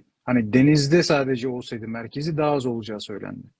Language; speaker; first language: Turkish; native; Turkish